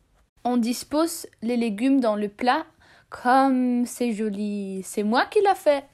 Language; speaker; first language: French; non-native, fluent; English